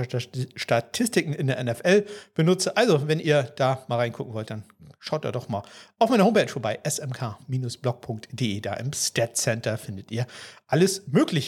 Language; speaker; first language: German; native; German